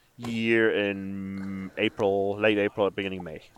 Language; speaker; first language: English; non-native, fluent; German